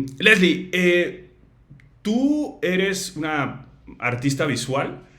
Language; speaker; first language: Spanish; native; Spanish